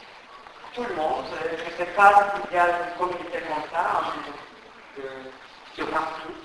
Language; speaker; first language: French; non-native, fluent; Turkish